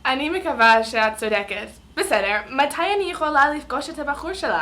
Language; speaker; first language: Hebrew; non-native, learner; English